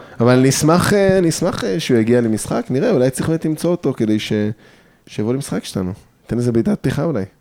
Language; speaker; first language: Hebrew; early bilingual, other home language; English